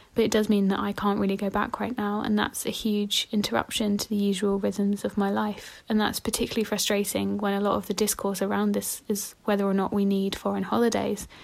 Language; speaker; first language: English; native; English